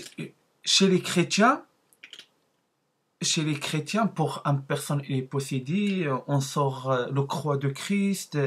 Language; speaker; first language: French; non-native, learner; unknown